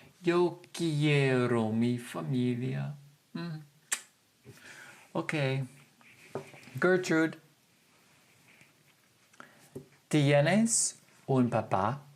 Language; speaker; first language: Spanish; non-native, fluent; English